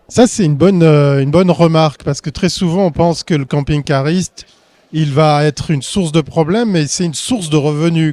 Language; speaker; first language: French; native; French